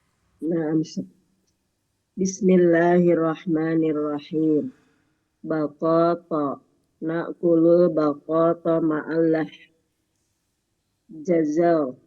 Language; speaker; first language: Arabic; non-native, learner; Indonesian